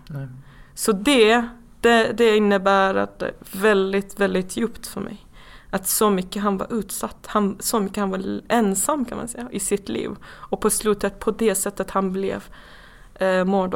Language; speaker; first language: Swedish; non-native, fluent; Persian